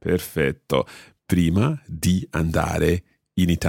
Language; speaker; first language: Italian; non-native, learner; English